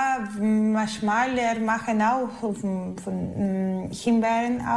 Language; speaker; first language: German; non-native, learner; Ukrainian